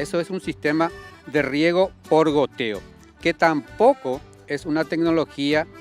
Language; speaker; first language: Spanish; native; Spanish